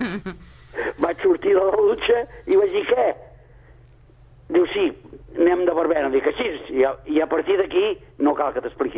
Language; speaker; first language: Catalan; native; Catalan